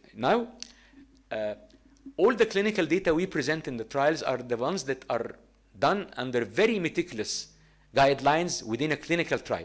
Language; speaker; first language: English; non-native, fluent; Arabic